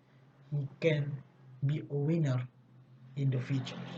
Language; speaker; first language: English; non-native, learner; Indonesian